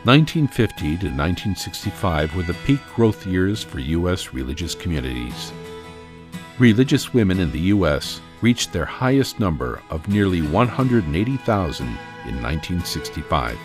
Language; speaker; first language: English; native; English